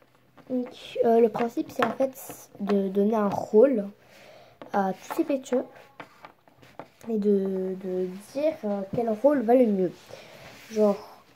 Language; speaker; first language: French; native; French